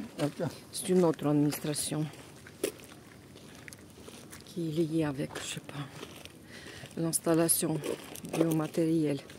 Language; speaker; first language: French; non-native, fluent; Russian